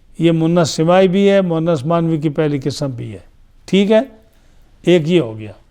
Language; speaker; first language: Urdu; non-native, local second language; Punjabi